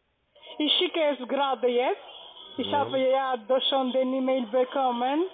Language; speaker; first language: German; non-native, learner; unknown